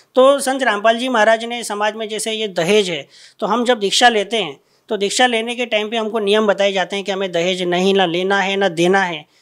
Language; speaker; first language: Hindi; non-native, local second language; Gujarati